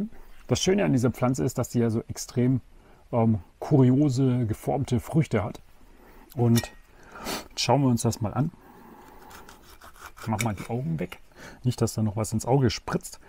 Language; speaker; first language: German; native; German